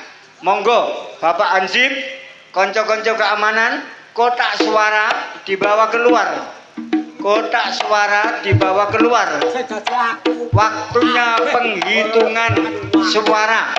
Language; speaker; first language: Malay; non-native, local second language; Javanese